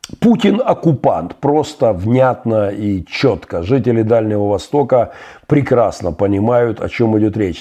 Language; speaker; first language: Russian; native; Russian